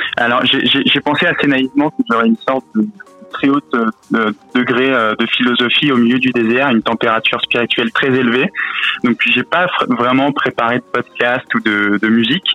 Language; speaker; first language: French; native; French